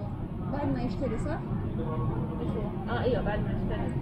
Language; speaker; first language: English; non-native, local second language; Filipino